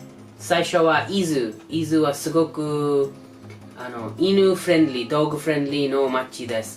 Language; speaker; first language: Japanese; non-native, learner; English